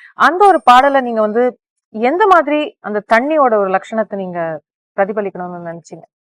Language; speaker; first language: Tamil; native; Tamil